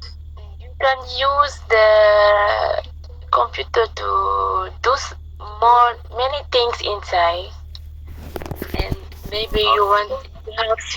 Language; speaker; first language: English; non-native, learner; French